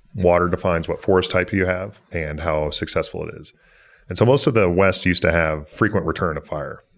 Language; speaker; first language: English; native; English